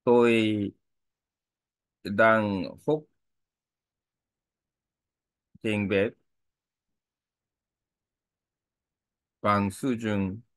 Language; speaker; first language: Vietnamese; non-native, learner; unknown